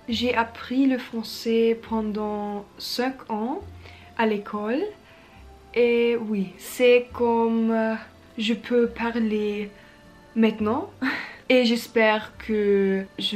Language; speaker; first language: French; non-native, learner; German